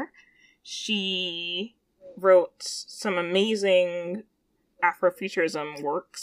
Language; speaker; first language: English; native; English